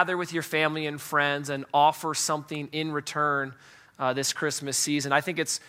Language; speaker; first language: English; native; English